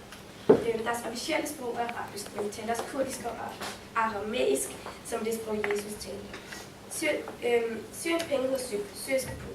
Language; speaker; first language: Danish; early bilingual, heritage; Danish